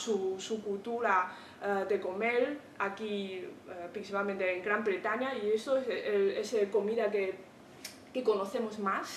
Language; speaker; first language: Spanish; non-native, fluent; Chinese